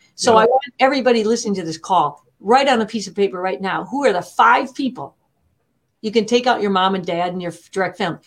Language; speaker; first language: English; native; English